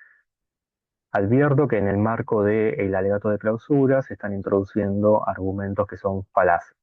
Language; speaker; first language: Spanish; native; Spanish